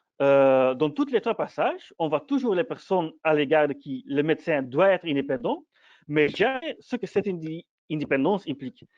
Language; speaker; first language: French; non-native, fluent; Dutch